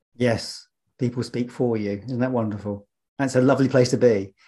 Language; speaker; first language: English; native; English